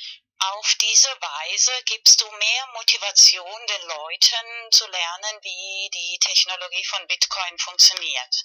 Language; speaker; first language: German; non-native, learner; Spanish